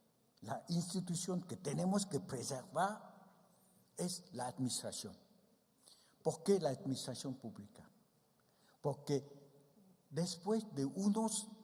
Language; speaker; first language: Spanish; non-native, fluent; Vietnamese